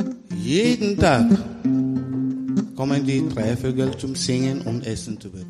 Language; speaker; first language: German; non-native, learner; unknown